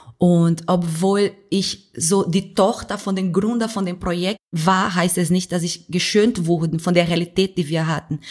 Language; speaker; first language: German; non-native, fluent; Portuguese